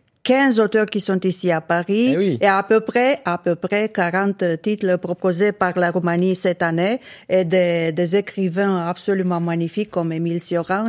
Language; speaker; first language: French; non-native, fluent; Romanian